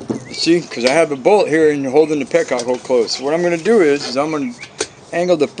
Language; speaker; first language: English; native; English